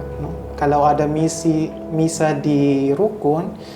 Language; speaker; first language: Indonesian; non-native, fluent; Hiligaynon